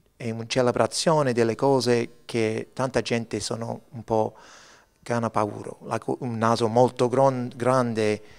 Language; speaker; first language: Italian; early bilingual, heritage; Italian